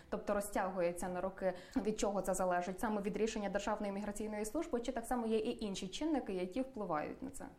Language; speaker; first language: Ukrainian; native; Ukrainian